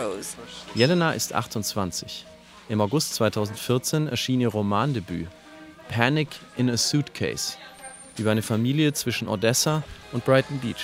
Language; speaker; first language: German; native; German